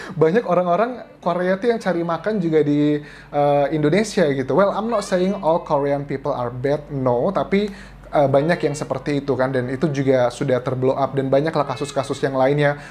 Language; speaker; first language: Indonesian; native; Indonesian